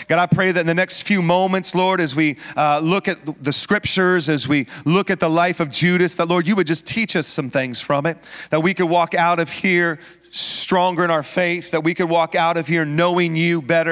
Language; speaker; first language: English; native; English